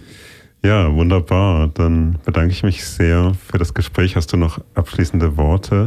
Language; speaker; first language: German; native; German